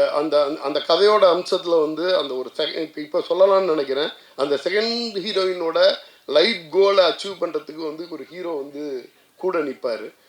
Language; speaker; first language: Tamil; native; Tamil